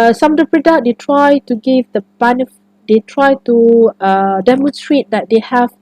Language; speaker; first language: English; non-native, local second language; Malay